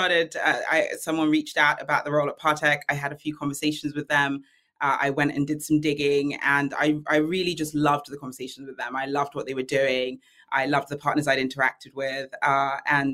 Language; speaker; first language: English; native; English